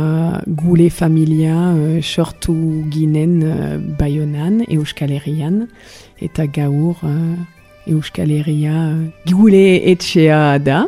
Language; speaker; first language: Basque; non-native, learner; French